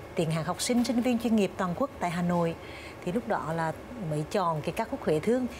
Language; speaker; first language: Vietnamese; native; Vietnamese